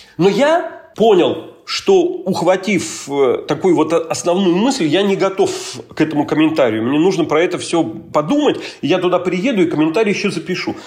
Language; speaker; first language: Russian; native; Russian